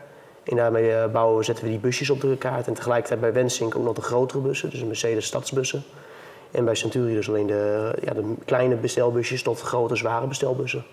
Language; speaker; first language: Dutch; native; Dutch